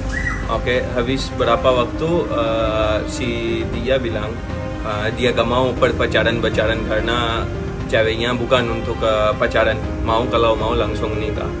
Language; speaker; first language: Indonesian; non-native, fluent; Hindi